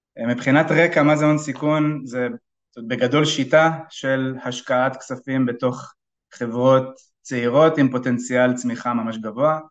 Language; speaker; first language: Hebrew; native; Hebrew